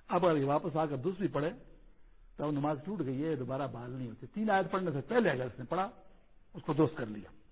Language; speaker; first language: Urdu; non-native, local second language; Pashto